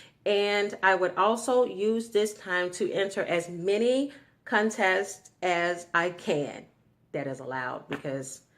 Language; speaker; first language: English; native; English